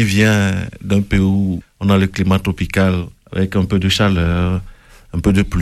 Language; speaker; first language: French; non-native, local second language; Ewe